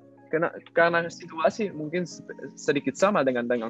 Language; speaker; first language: Indonesian; non-native, learner; Dutch